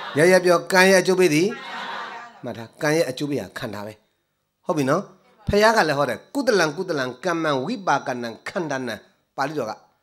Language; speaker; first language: Burmese; native; Burmese